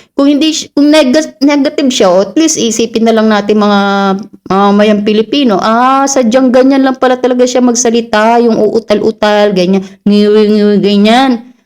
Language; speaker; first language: Filipino; non-native, local second language; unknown